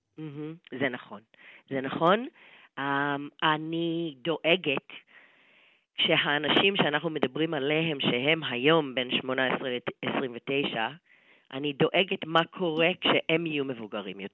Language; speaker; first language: Hebrew; non-native, fluent; English